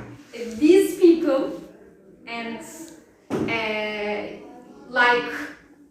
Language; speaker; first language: English; non-native, learner; Turkish